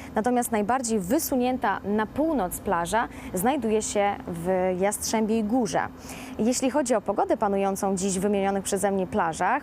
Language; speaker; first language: Polish; native; Polish